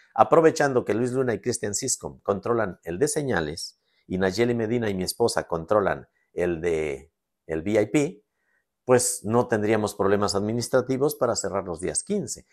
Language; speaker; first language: Spanish; native; Spanish